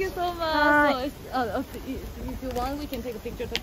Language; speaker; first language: English; non-native, fluent; Chinese